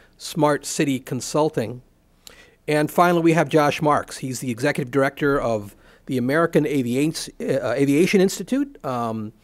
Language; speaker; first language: English; native; English